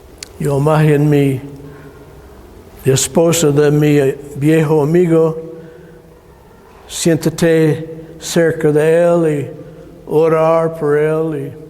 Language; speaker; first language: Spanish; non-native, learner; English